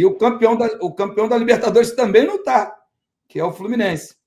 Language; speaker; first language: Portuguese; native; Portuguese